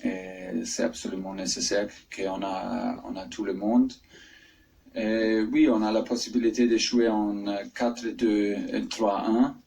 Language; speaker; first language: French; non-native, fluent; German